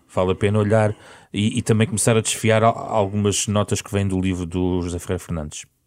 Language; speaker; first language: Portuguese; native; Portuguese